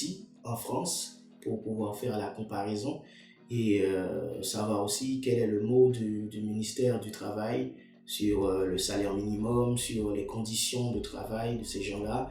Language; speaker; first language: French; non-native, local second language; Haitian Creole